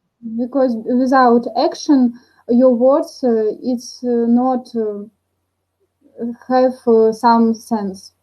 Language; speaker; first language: English; non-native, learner; Russian